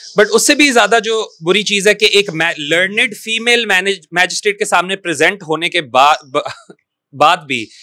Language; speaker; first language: Urdu; non-native, local second language; Punjabi